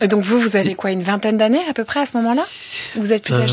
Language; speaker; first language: French; native; French